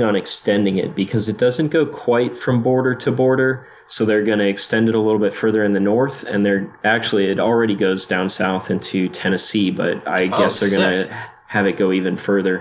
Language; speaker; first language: English; native; English